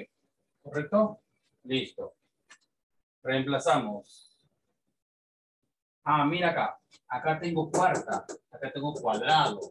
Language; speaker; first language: Spanish; native; Spanish